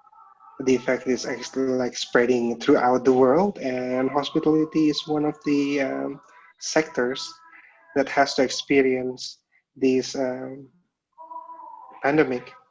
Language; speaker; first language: English; non-native, local second language; Indonesian